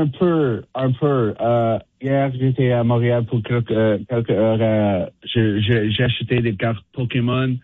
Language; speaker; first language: French; non-native, fluent; English